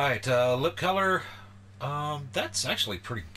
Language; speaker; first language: English; native; English